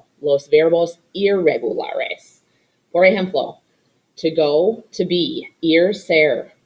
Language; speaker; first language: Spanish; non-native, fluent; English